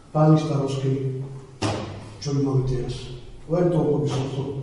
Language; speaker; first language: Slovak; non-native, local second language; Romany